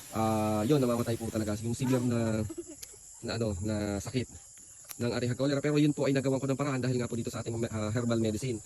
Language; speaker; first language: Filipino; native; Filipino